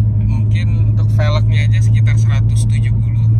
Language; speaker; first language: Indonesian; native; Indonesian